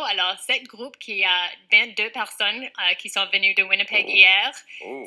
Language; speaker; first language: French; non-native, fluent; English